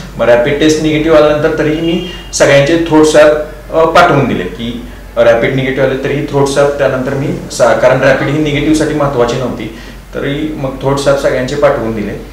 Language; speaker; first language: Marathi; native; Marathi